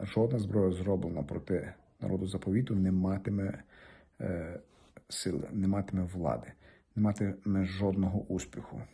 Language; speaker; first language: Ukrainian; native; Ukrainian